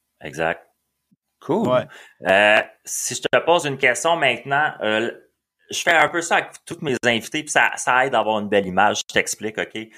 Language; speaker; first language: French; native; French